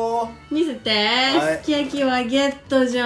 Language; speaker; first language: Japanese; non-native, fluent; Spanish